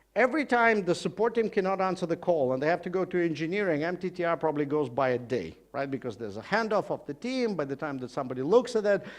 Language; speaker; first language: English; non-native, fluent; Russian